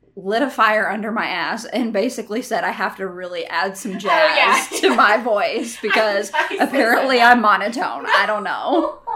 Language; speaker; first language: English; native; English